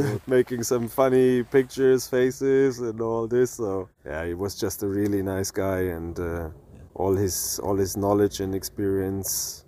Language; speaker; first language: English; non-native, fluent; German